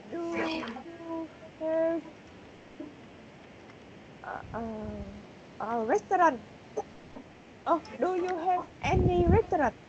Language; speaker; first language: English; non-native, learner; Vietnamese